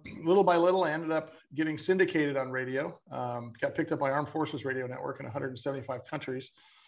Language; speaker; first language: English; native; English